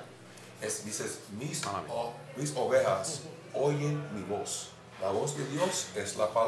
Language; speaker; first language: Spanish; non-native, fluent; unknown